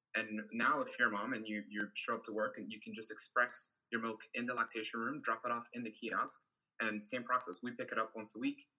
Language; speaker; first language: English; non-native, fluent; Portuguese